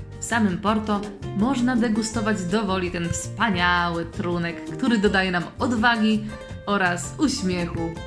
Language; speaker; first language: Polish; native; Polish